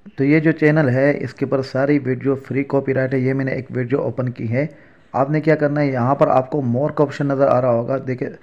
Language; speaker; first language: Urdu; native; Urdu